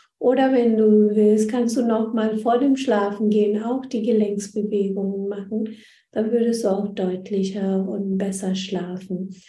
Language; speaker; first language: German; non-native, fluent; Hindi